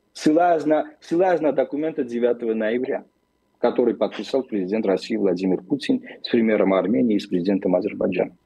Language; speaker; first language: Russian; non-native, local second language; Armenian